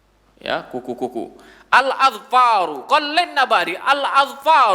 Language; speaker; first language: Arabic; non-native, fluent; Indonesian